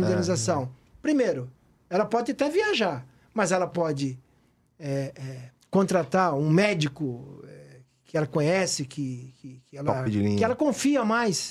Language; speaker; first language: Portuguese; native; Portuguese